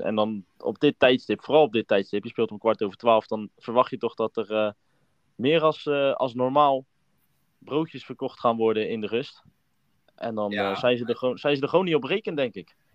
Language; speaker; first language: Dutch; native; Dutch